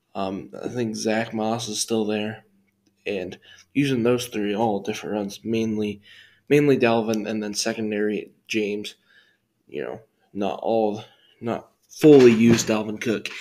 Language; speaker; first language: English; native; English